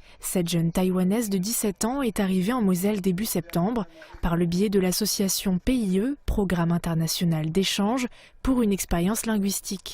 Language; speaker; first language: French; native; French